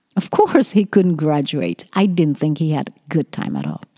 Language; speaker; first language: English; non-native, fluent; Japanese